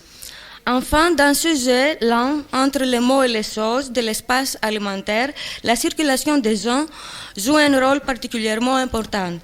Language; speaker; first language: French; non-native, fluent; Greek